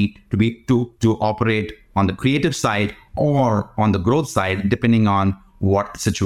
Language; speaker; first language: English; non-native, local second language; Tamil